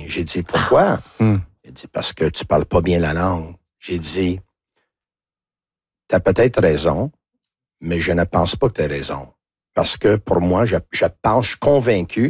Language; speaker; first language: French; non-native, local second language; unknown